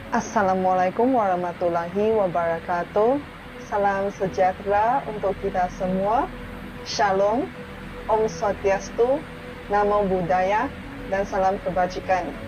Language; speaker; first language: Malay; native; Malay